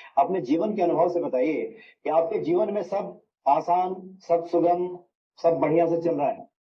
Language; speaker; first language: Hindi; native; Hindi